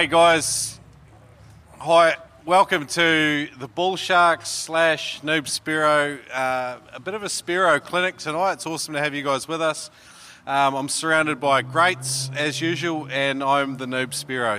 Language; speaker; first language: English; native; English